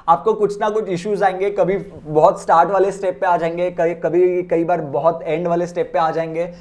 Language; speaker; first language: Hindi; non-native, local second language; Marathi